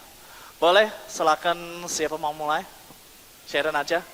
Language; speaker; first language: Indonesian; non-native, fluent; English